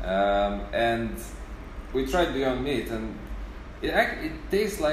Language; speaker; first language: English; native; English